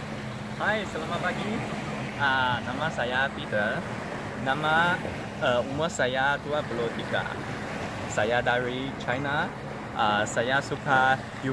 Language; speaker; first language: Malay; non-native, learner; Chinese